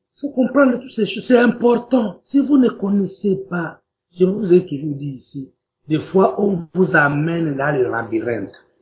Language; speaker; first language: French; non-native, local second language; Lingala